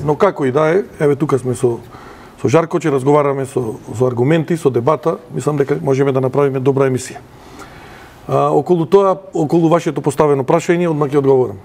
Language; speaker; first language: Macedonian; native; Macedonian